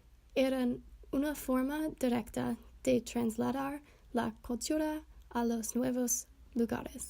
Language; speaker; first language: Spanish; non-native, learner; English